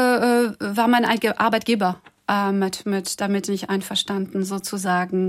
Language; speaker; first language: German; non-native, fluent; French